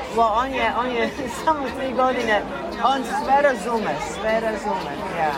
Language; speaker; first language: Serbian; early bilingual, heritage; Serbian